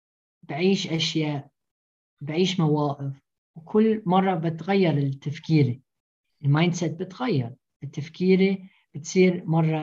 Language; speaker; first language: Arabic; early bilingual, heritage; Arabic